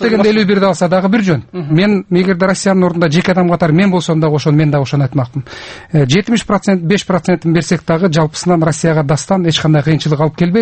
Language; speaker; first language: Kyrgyz; native; Kyrgyz